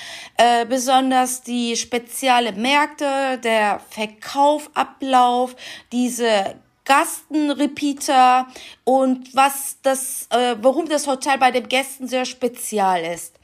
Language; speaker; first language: German; non-native, fluent; Turkish